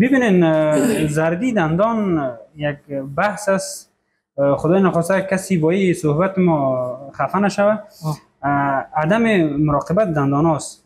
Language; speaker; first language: Persian; native; Persian